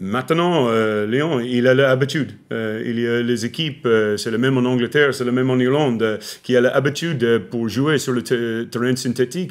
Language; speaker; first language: French; non-native, learner; English